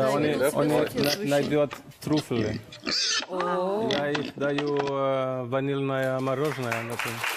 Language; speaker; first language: Russian; non-native, learner; German